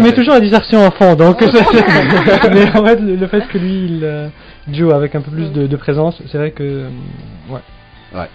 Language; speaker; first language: French; non-native, local second language; Arabic